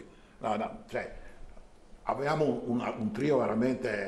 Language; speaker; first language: Italian; native; Italian